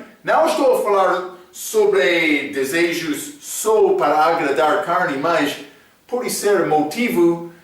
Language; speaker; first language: Portuguese; non-native, fluent; English